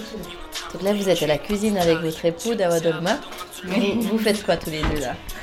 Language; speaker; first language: French; native; French